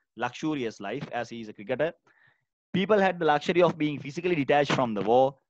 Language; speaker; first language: English; non-native, local second language; Sinhala